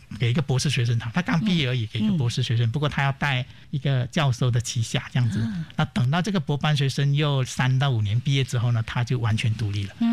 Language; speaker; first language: Chinese; native; Chinese